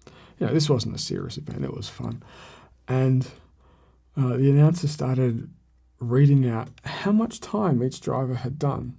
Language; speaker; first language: English; native; English